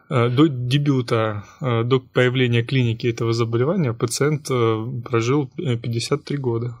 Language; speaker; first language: Russian; native; Russian